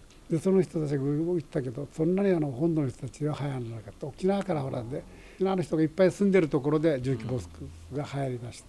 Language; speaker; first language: Japanese; native; Japanese